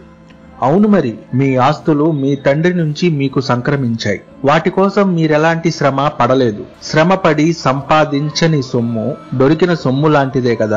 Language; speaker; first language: Telugu; native; Telugu